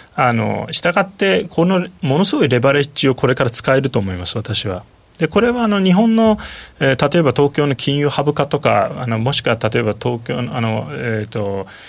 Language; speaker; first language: Japanese; non-native, fluent; Turkish